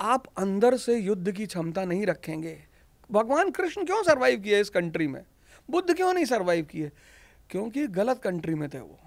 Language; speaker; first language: Hindi; native; Hindi